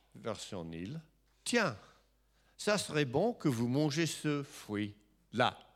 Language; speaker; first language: French; non-native, fluent; English